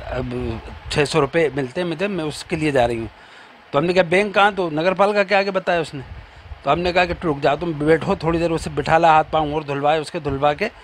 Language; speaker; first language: Hindi; native; Hindi